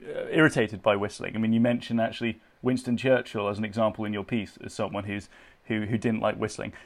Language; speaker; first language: English; native; English